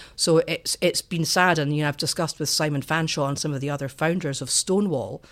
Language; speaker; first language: English; native; English